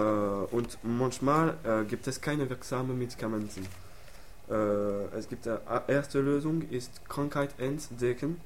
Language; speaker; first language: German; non-native, learner; French